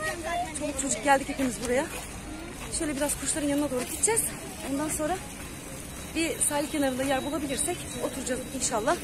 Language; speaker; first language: Turkish; native; Turkish